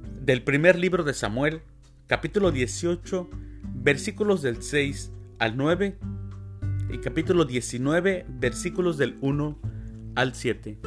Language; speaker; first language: Spanish; native; Spanish